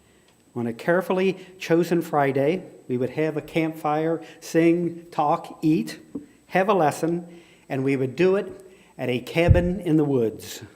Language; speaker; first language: English; native; English